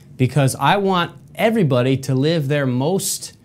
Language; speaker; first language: English; native; English